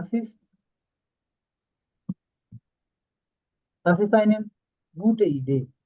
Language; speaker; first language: German; non-native, fluent; Punjabi